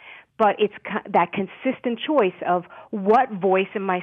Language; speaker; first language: English; native; English